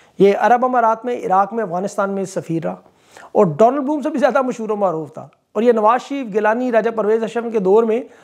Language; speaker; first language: Urdu; native; Urdu